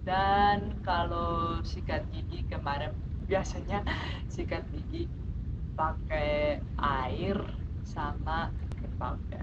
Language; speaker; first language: Indonesian; non-native, fluent; Spanish